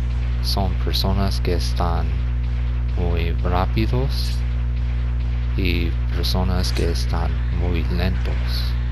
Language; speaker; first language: Spanish; non-native, learner; English